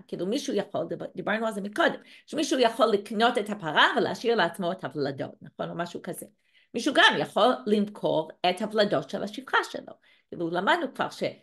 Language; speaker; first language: Hebrew; non-native, fluent; English